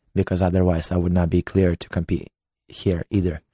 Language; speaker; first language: English; non-native, fluent; Ukrainian